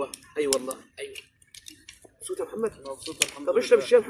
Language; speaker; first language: Arabic; native; Arabic